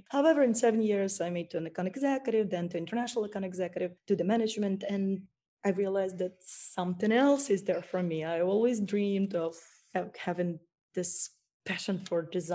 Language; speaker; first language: English; non-native, fluent; Ukrainian